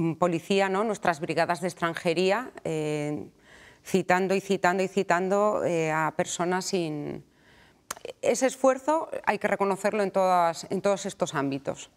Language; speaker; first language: Spanish; native; Spanish